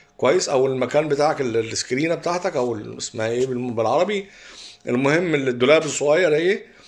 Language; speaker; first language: Arabic; native; Arabic